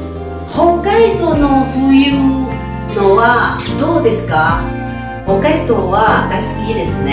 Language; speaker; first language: Japanese; non-native, learner; Chinese